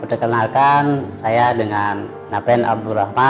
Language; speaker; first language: Indonesian; native; Indonesian